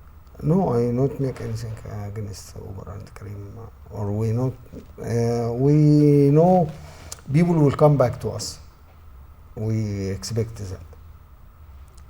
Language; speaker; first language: English; non-native, learner; Arabic